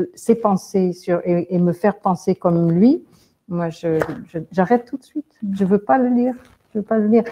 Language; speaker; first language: French; non-native, fluent; English